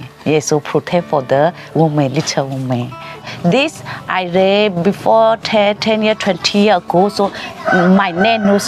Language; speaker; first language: English; non-native, learner; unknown